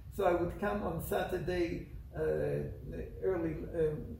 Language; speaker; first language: English; non-native, fluent; Hebrew